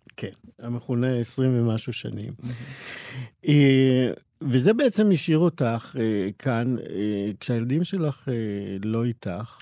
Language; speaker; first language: Hebrew; native; Hebrew